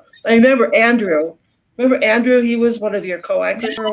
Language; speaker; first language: English; native; English